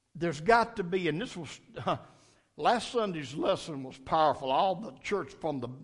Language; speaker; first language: English; native; English